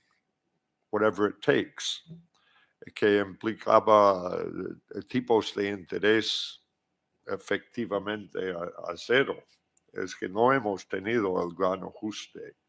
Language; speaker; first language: Spanish; non-native, fluent; English